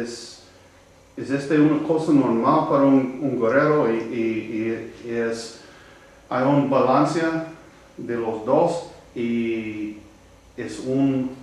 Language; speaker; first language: Spanish; non-native, learner; English